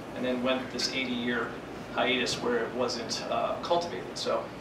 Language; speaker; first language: English; native; English